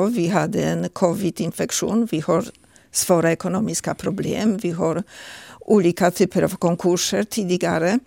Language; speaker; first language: Swedish; non-native, fluent; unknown